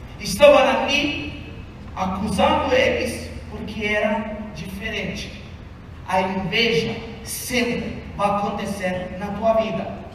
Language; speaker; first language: Portuguese; non-native, fluent; Italian